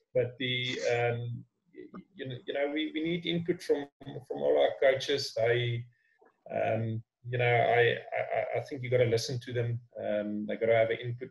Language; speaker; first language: English; non-native, local second language; Afrikaans